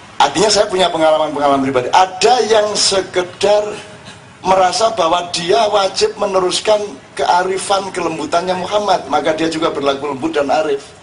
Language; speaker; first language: Indonesian; non-native, local second language; Javanese